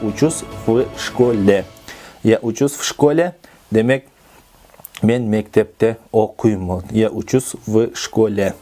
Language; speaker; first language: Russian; non-native, fluent; Kyrgyz